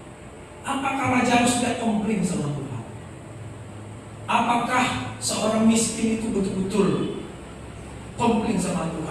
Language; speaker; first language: Indonesian; native; Indonesian